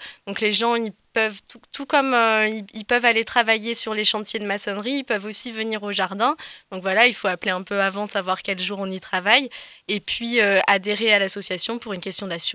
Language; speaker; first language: French; native; French